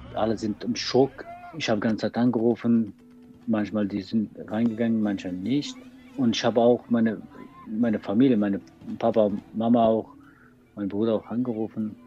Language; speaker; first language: German; non-native, learner; Persian